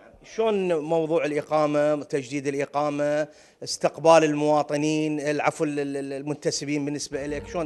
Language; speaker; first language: Arabic; native; Arabic